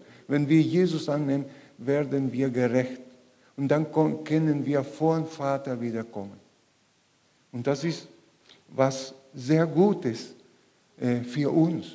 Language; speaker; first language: German; non-native, learner; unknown